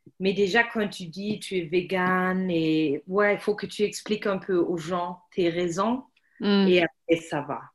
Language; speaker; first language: French; non-native, fluent; German